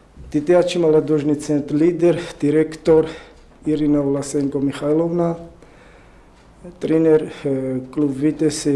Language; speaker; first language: Russian; non-native, learner; Georgian